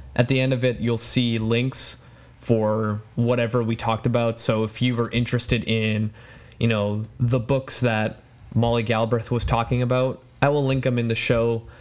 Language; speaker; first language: English; non-native, fluent; Polish